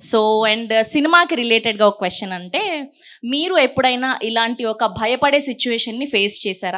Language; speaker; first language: Telugu; native; Telugu